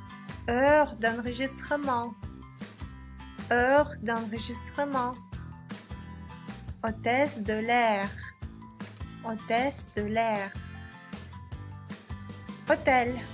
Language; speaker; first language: French; non-native, fluent; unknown